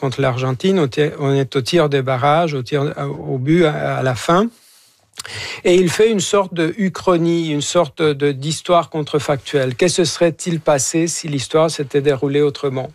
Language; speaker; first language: French; non-native, fluent; Spanish